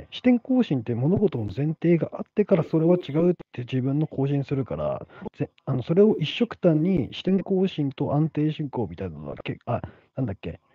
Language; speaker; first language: Japanese; native; Japanese